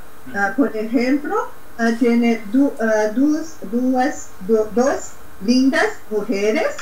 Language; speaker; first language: Spanish; non-native, learner; Portuguese